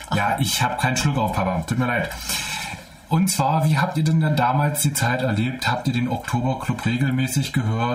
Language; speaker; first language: German; native; German